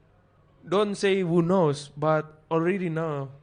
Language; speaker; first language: English; non-native, fluent; Indonesian